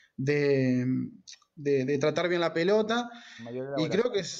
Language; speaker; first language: Spanish; native; Spanish